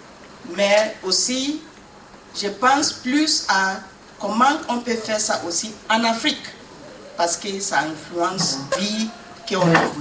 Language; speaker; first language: French; non-native, learner; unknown